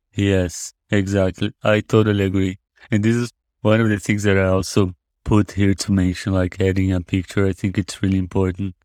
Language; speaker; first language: English; non-native, fluent; Portuguese